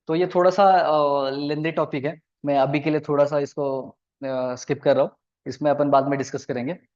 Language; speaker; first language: Hindi; non-native, local second language; Marathi